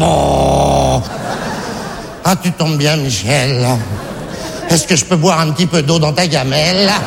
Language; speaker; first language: French; native; French